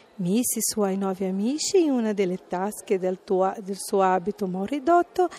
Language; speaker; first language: Italian; non-native, fluent; Portuguese